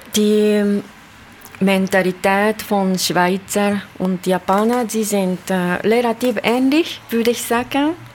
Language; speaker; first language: German; non-native, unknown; Japanese